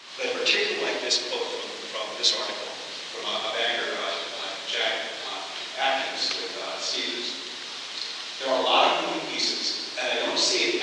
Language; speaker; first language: English; native; English